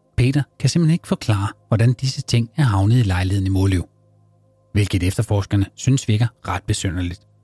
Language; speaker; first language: Danish; native; Danish